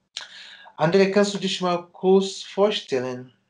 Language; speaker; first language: German; non-native, fluent; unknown